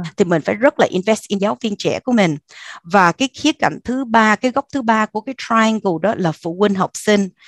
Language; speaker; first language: Vietnamese; early bilingual, heritage; Vietnamese